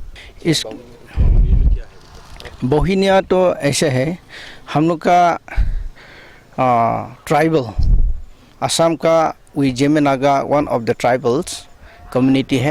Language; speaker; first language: Hindi; non-native, local second language; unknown